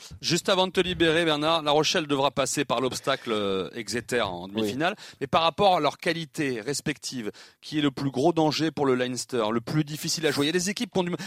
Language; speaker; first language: French; native; French